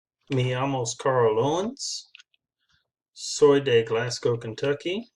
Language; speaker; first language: Spanish; non-native, learner; English